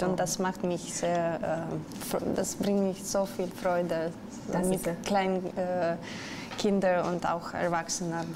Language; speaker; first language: German; non-native, learner; Russian